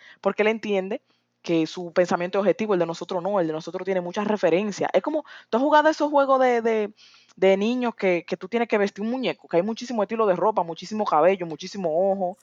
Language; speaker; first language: Spanish; native; Spanish